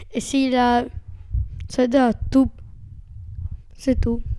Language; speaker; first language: French; non-native, learner; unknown